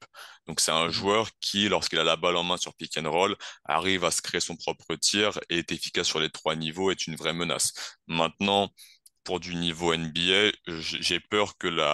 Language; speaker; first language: French; native; French